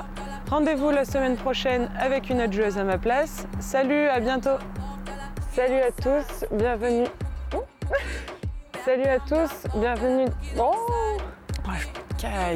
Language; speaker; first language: French; native; French